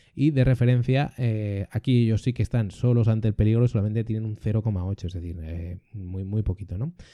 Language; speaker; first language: Spanish; native; Spanish